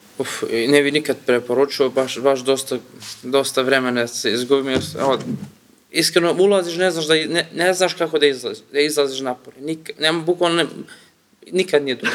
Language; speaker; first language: Serbian; non-native, learner; Kurdish